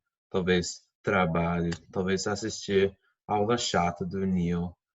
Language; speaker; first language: Portuguese; non-native, fluent; English